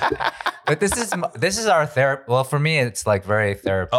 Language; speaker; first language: English; native; English